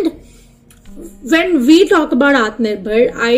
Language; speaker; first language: English; non-native, local second language; Hindi